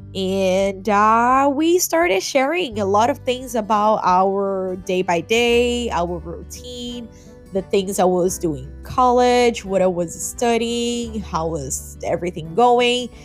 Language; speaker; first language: English; non-native, fluent; Portuguese